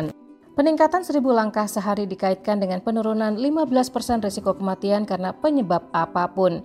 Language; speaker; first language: Indonesian; native; Indonesian